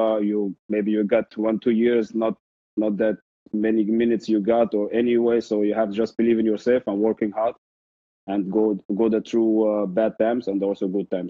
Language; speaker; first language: English; non-native, fluent; Arabic